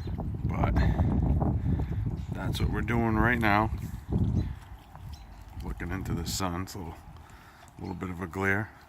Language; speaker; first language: English; native; English